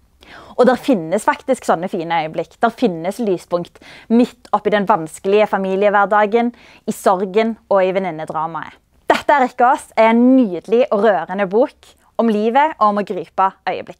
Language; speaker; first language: Norwegian; native; Norwegian